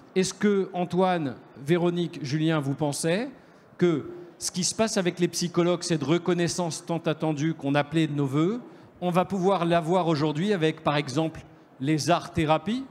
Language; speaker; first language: French; native; French